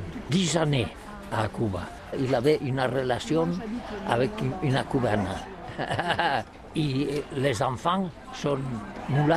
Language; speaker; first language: French; non-native, learner; Catalan